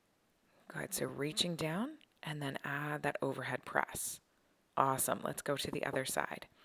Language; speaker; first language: English; native; English